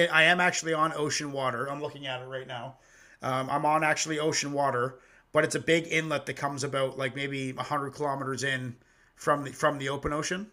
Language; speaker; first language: English; native; English